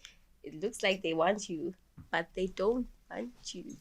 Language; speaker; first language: English; non-native, local second language; Swati